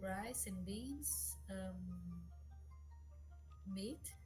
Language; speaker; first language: English; non-native, learner; Portuguese